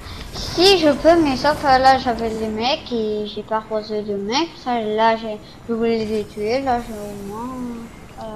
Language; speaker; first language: French; native; French